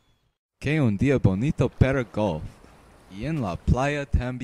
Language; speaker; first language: Spanish; non-native, learner; English